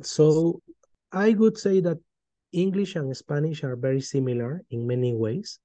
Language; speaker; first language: English; non-native, fluent; Spanish